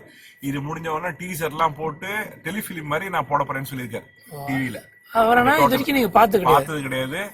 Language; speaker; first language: Tamil; native; Tamil